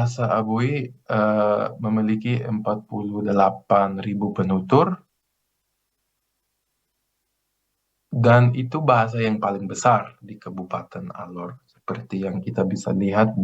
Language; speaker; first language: Indonesian; non-native, fluent; Greek